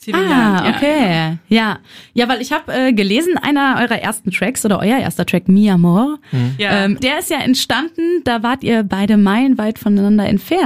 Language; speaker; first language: German; native; German